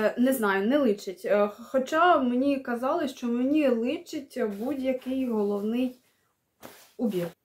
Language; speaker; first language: Ukrainian; non-native, local second language; Russian